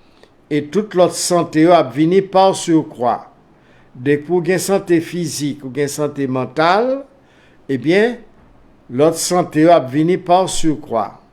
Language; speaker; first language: French; non-native, local second language; Haitian Creole